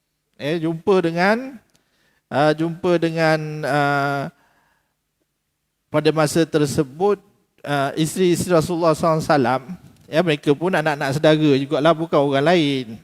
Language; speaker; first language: Malay; native; Malay